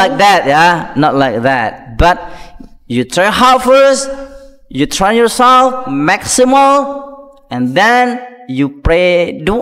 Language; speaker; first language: English; non-native, fluent; Indonesian